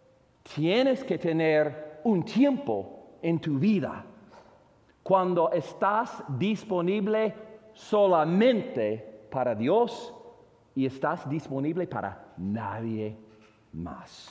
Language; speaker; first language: Spanish; non-native, fluent; English